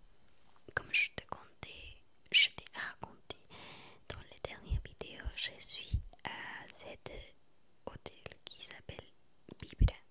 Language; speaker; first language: French; non-native, learner; Spanish